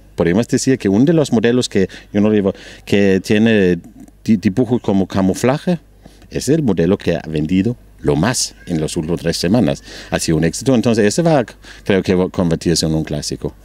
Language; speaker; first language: Spanish; non-native, learner; Danish